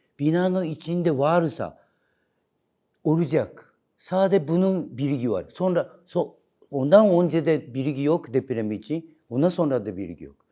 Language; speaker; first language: Turkish; non-native, learner; Japanese